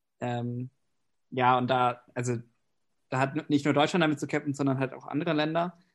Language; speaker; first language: German; non-native, fluent; English